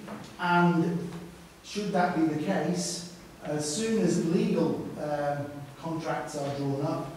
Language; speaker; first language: English; native; English